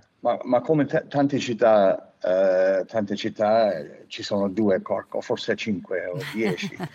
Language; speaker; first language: Italian; non-native, fluent; English